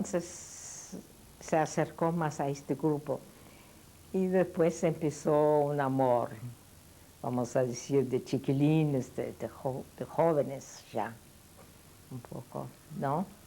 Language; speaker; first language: Spanish; non-native, fluent; Yiddish